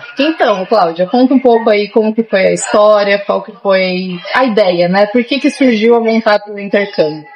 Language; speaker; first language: Portuguese; native; Portuguese